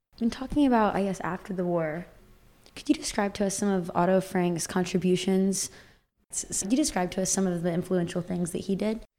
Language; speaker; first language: English; native; English